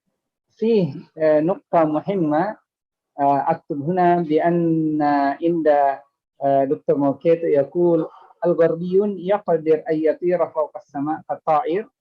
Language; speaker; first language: Arabic; non-native, fluent; Indonesian